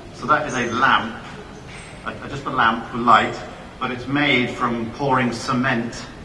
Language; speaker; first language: English; native; English